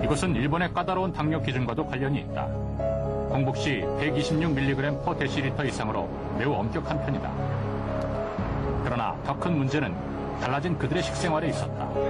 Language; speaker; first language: Korean; native; Korean